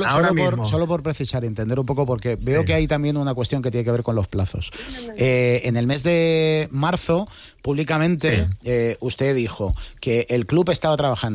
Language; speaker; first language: Spanish; native; Spanish